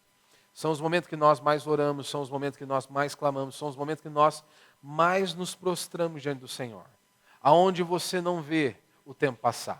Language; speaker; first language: Portuguese; native; Portuguese